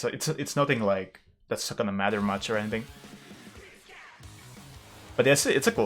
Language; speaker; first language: English; non-native, fluent; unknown